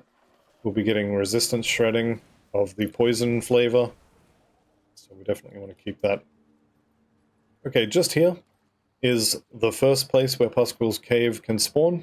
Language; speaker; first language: English; native; English